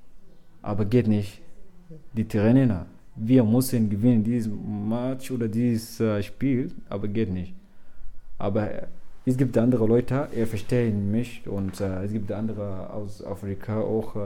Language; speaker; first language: German; non-native, learner; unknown